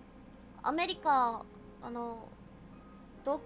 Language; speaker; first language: Japanese; non-native, learner; English